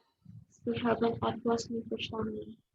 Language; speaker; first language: German; non-native, learner; Indonesian